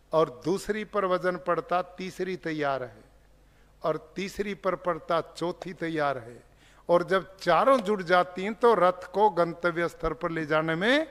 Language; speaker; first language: Hindi; native; Hindi